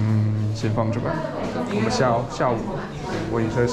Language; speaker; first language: Chinese; native; Chinese